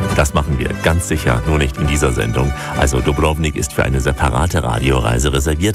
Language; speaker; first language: German; native; German